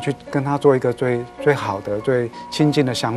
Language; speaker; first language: Chinese; native; Chinese